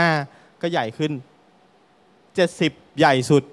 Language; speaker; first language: Thai; native; Thai